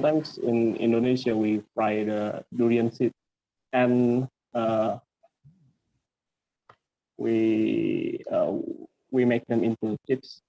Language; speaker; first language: English; non-native, fluent; Indonesian